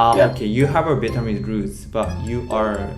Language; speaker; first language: English; non-native, learner; Japanese